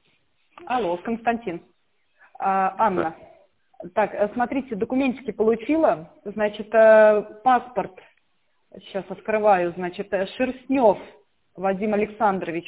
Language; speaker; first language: Russian; native; Russian